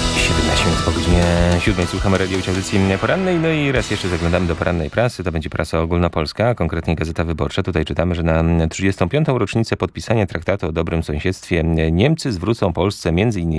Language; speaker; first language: Polish; native; Polish